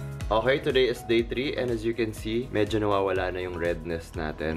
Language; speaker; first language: English; non-native, local second language; Filipino